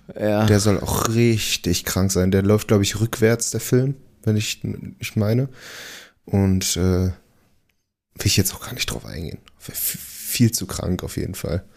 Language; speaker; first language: German; early bilingual, other home language; Portuguese